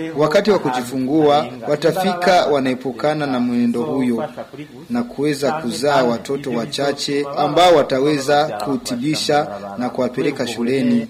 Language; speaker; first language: Swahili; non-native, local second language; Rundi